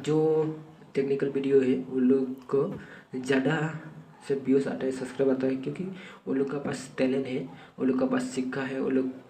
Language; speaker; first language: Hindi; non-native, local second language; Bodo